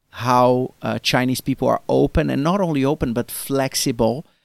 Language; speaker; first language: English; non-native, fluent; Portuguese